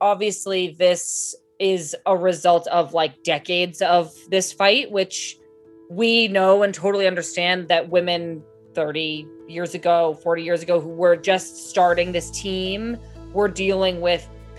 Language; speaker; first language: English; native; English